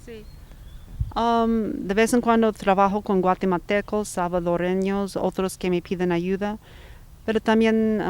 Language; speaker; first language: Spanish; non-native, fluent; English